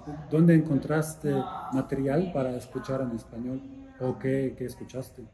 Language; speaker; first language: Spanish; non-native, fluent; German